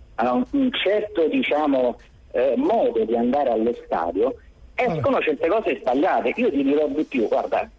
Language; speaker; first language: Italian; native; Italian